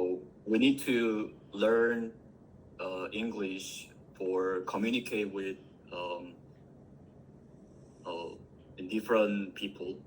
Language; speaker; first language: English; non-native, learner; Korean